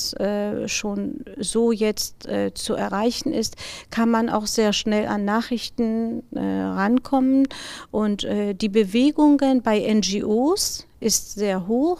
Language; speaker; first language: German; non-native, fluent; Persian